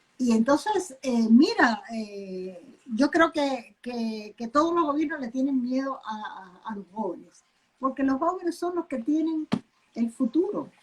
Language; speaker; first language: Spanish; native; Spanish